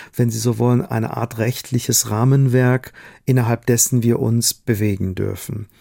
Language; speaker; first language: German; non-native, fluent; Persian